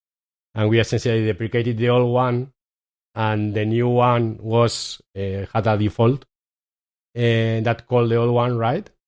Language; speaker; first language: English; non-native, fluent; Spanish